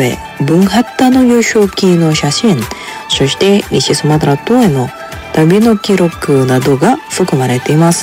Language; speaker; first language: Japanese; non-native, fluent; Indonesian